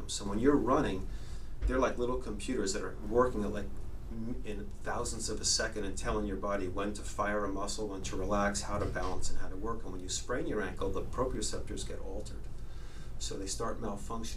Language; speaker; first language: English; native; English